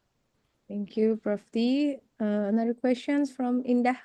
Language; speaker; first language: English; non-native, fluent; Indonesian